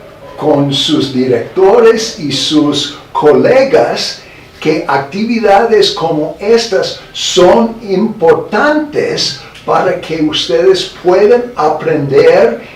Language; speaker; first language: Spanish; non-native, fluent; English